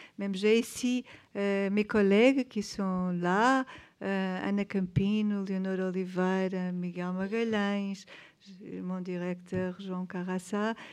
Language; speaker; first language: French; non-native, fluent; Portuguese